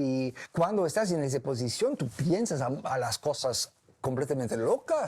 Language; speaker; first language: Spanish; non-native, learner; English